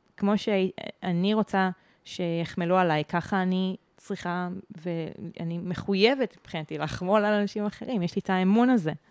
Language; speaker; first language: Hebrew; native; Hebrew